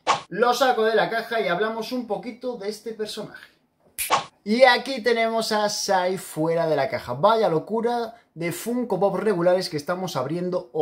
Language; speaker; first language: Spanish; native; Spanish